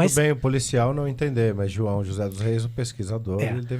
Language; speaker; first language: Portuguese; native; Portuguese